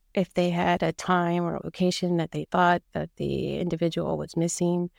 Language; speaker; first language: English; native; English